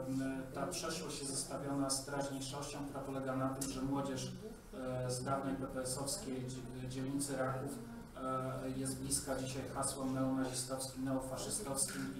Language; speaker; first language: Polish; native; Polish